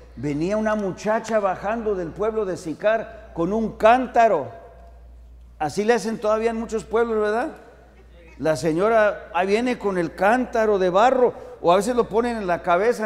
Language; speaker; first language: Spanish; early bilingual, heritage; Spanish